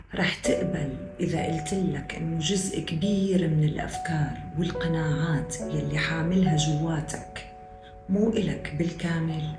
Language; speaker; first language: Arabic; native; Arabic